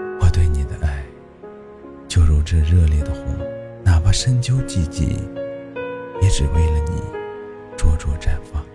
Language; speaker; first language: Chinese; native; Chinese